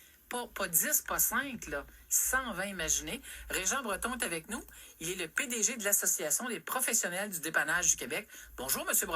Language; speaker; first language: French; native; French